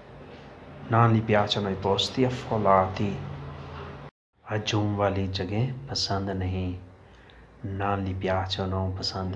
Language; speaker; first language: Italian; non-native, learner; Urdu